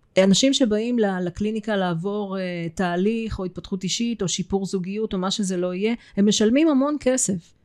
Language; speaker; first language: Hebrew; early bilingual, other home language; Russian